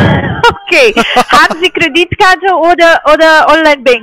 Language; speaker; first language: German; non-native, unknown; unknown